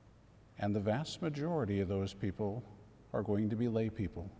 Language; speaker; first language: English; native; English